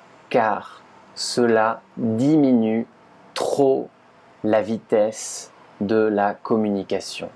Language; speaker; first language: French; native; French